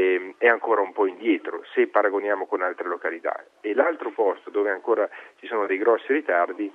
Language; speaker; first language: Italian; native; Italian